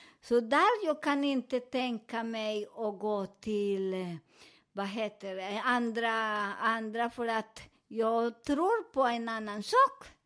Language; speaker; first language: Swedish; non-native, fluent; Spanish